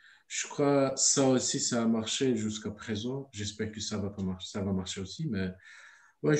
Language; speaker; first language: French; non-native, learner; Turkish